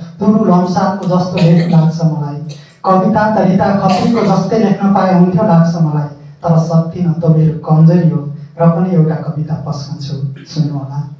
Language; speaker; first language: Nepali; native; Nepali